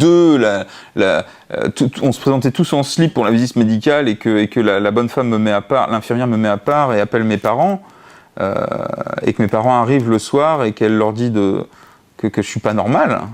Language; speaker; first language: French; native; French